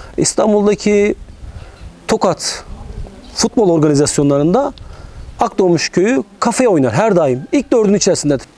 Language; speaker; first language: Turkish; native; Turkish